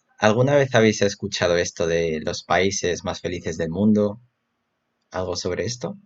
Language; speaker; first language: Spanish; native; Spanish